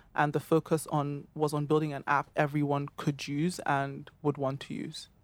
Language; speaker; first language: English; non-native, local second language; Yoruba